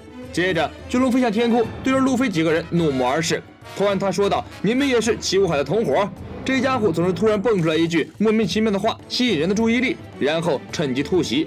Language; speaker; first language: Chinese; native; Chinese